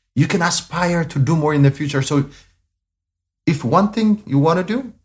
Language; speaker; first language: English; non-native, fluent; Amharic